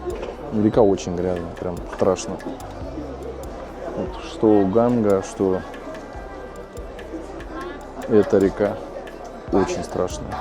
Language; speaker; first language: Russian; native; Russian